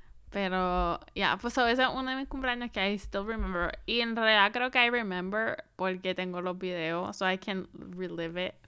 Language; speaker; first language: Spanish; early bilingual, other home language; English